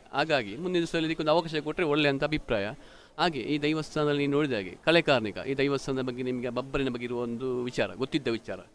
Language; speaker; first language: Kannada; non-native, local second language; Tulu